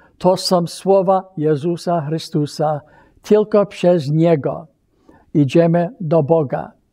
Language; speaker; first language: Polish; early bilingual, heritage; Polish